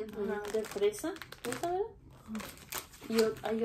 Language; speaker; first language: Spanish; early bilingual, heritage; English